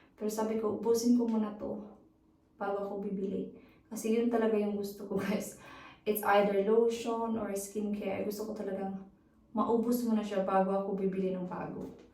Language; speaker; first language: Filipino; native; Filipino